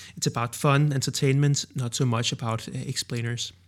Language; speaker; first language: English; non-native, fluent; Danish